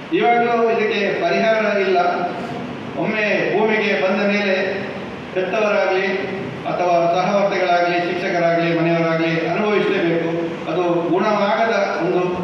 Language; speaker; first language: Kannada; native; Kannada